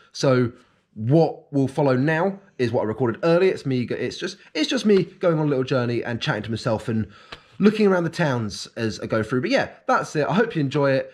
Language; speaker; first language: English; native; English